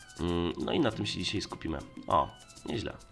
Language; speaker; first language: Polish; native; Polish